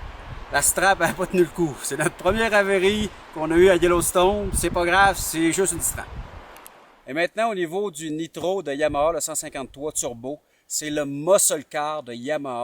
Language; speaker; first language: French; native; French